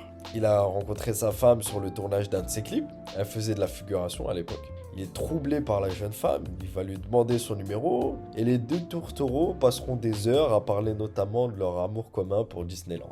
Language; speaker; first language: French; native; French